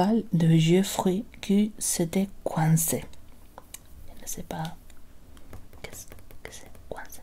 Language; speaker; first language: French; non-native, learner; Spanish